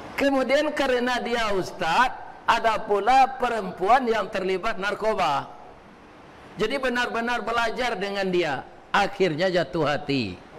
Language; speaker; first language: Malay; non-native, local second language; Minangkabau